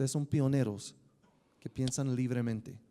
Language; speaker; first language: Spanish; native; Spanish